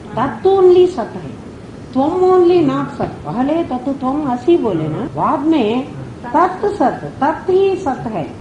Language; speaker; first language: Hindi; non-native, local second language; Telugu